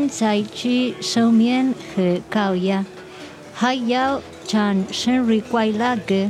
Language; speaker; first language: Chinese; non-native, learner; Spanish